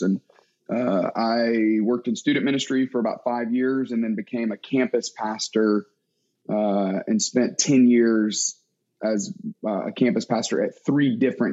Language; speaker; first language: English; native; English